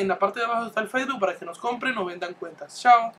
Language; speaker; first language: Spanish; native; Spanish